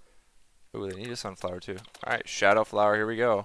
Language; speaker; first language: English; native; English